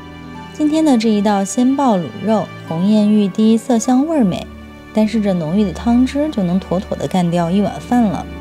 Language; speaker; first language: Chinese; native; Chinese